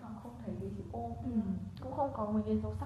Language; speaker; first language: Vietnamese; native; Vietnamese